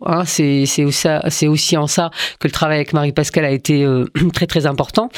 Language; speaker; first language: French; early bilingual, other home language; Arabic